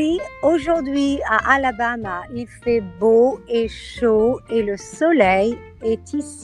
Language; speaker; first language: French; non-native, learner; English